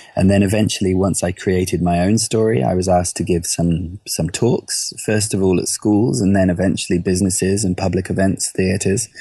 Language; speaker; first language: English; native; English